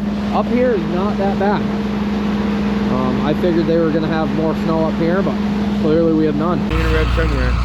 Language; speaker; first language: English; native; English